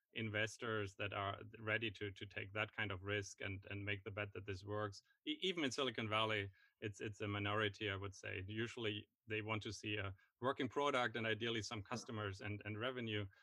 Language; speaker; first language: English; non-native, fluent; German